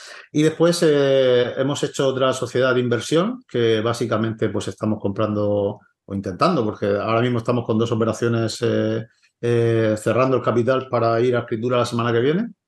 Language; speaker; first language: Spanish; native; Spanish